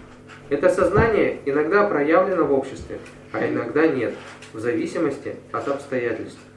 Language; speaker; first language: Russian; native; Russian